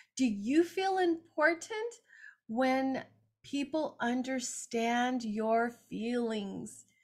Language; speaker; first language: English; native; English